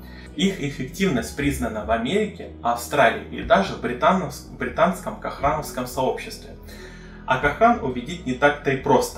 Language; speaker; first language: Russian; native; Russian